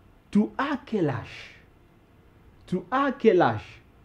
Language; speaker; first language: English; non-native, local second language; Hausa